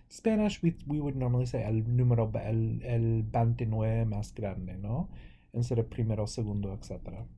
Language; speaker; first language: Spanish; non-native, fluent; English